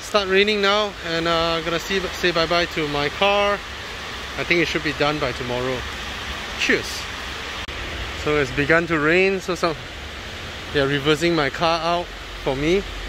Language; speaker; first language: English; non-native, local second language; Chinese